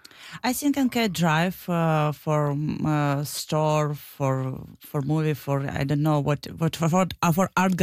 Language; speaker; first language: English; non-native, learner; Ukrainian